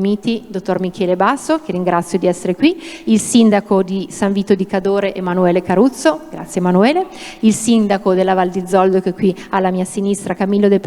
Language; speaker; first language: Italian; native; Italian